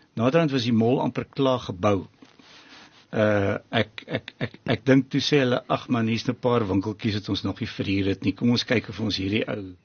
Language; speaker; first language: Afrikaans; native; Afrikaans